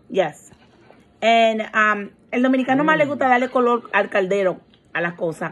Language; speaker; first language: Spanish; early bilingual, heritage; Spanish